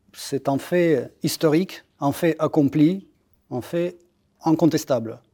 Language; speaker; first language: French; non-native, fluent; Russian